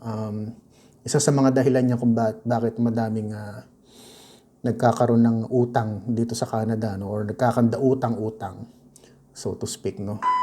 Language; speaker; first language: Filipino; native; Filipino